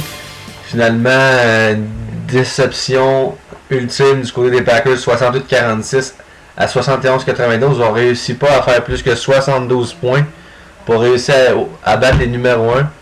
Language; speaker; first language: French; native; French